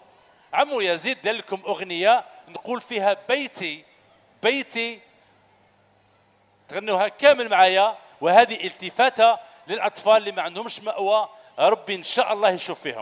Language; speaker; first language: Arabic; native; Arabic